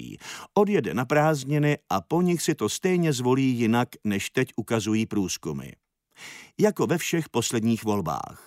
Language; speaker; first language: Czech; native; Czech